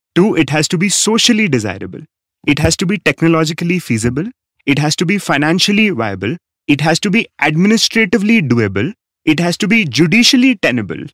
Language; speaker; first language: English; non-native, local second language; Hindi